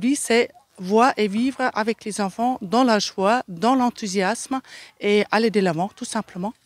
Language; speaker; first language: French; non-native, fluent; German